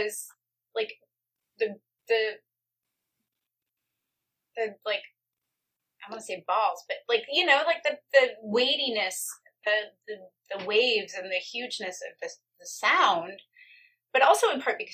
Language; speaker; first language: English; native; English